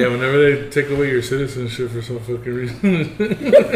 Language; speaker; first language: English; early bilingual, other home language; Spanish